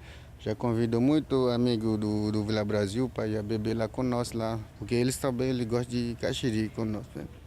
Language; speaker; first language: Portuguese; non-native, learner; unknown